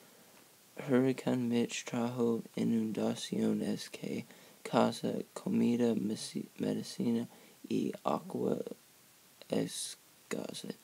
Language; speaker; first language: Spanish; non-native, learner; English